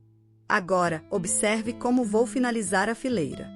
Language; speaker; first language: Portuguese; native; Portuguese